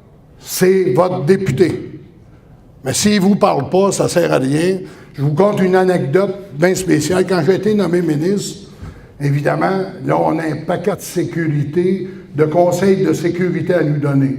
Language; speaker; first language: French; native; French